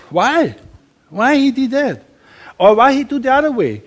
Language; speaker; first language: English; non-native, learner; German